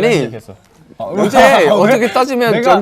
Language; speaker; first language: Korean; non-native, fluent; English